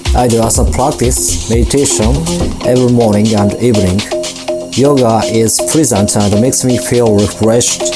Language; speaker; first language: English; non-native, learner; Japanese